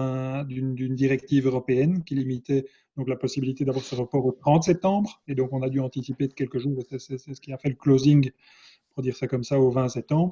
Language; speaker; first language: French; native; French